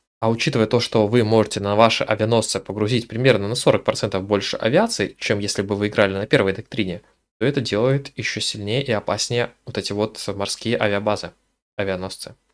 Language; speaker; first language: Russian; native; Russian